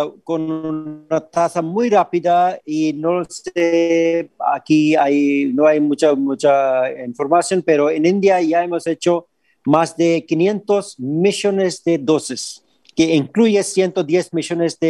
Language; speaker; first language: Spanish; non-native, fluent; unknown